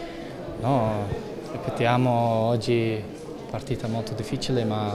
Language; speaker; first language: Italian; non-native, learner; English